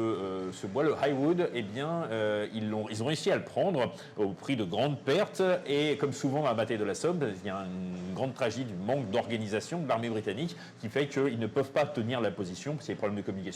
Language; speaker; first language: French; native; French